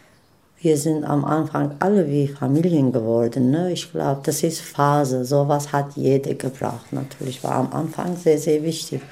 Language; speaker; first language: German; non-native, learner; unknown